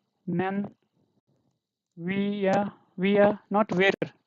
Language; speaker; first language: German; non-native, fluent; Hindi